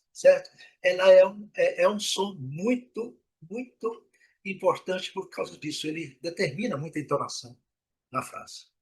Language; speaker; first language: Portuguese; native; Portuguese